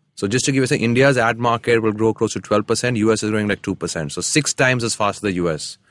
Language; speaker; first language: English; non-native, local second language; Tamil